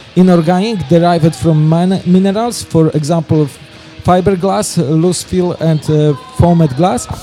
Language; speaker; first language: English; non-native, fluent; Polish